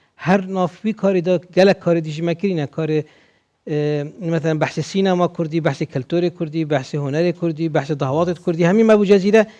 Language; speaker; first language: Kurdish; native; Kurdish